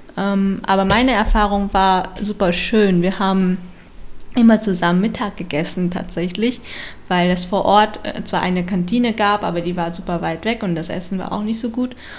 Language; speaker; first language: German; early bilingual, other home language; Vietnamese